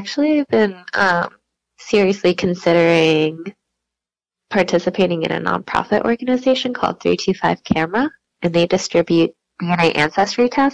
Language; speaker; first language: English; native; English